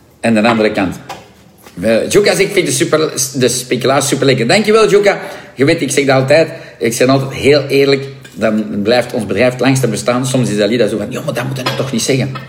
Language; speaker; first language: Dutch; non-native, local second language; French